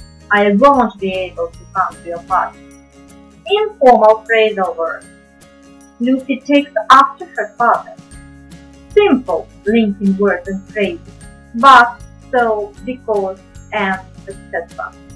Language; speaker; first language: English; non-native, fluent; Ukrainian